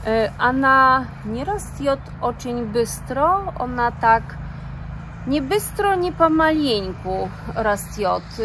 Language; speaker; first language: Russian; non-native, learner; Polish